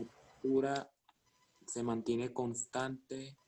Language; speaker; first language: Spanish; native; Spanish